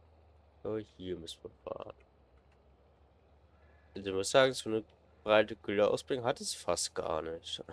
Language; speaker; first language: German; native; German